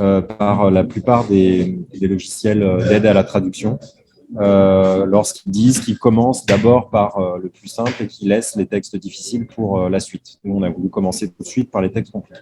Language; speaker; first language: French; native; French